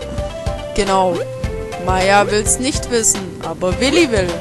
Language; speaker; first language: German; native; German